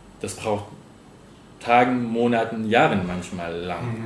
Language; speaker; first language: German; non-native, fluent; French